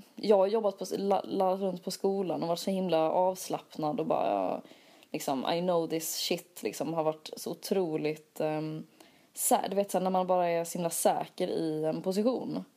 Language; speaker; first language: Swedish; native; Swedish